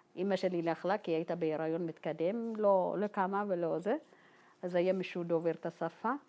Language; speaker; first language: Hebrew; non-native, fluent; Tigrinya